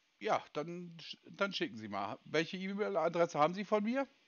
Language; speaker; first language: German; native; German